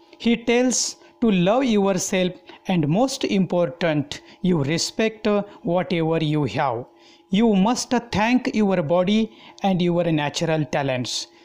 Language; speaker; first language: English; non-native, local second language; Marathi